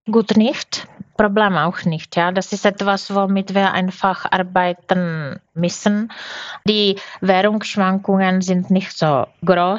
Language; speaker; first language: German; non-native, fluent; Czech